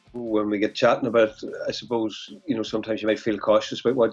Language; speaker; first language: English; native; English